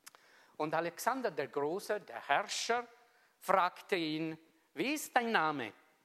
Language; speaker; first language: German; non-native, fluent; Italian